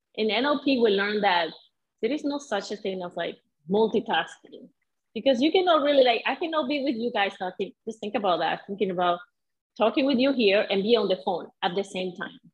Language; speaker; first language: English; non-native, fluent; Spanish